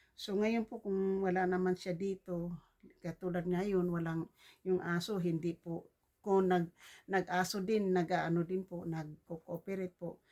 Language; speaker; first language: Filipino; non-native, local second language; Cebuano